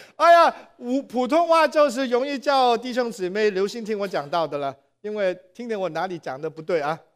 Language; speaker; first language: Chinese; non-native, local second language; Cantonese